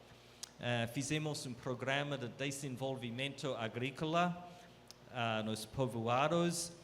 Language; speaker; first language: Portuguese; non-native, fluent; English